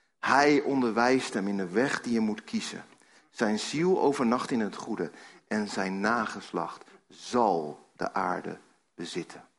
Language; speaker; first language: Dutch; native; Dutch